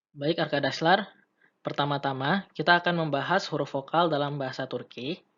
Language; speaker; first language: Indonesian; native; Indonesian